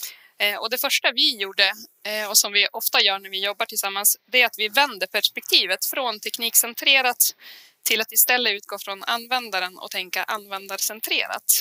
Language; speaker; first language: Swedish; native; Swedish